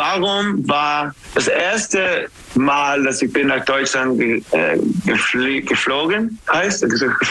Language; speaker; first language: German; non-native, learner; English